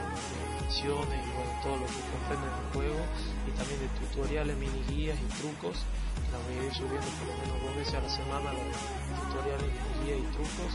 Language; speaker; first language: Spanish; native; Spanish